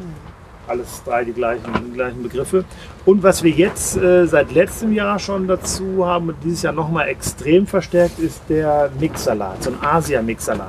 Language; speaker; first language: German; native; German